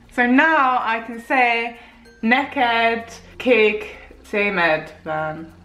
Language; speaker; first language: Hungarian; non-native, learner; English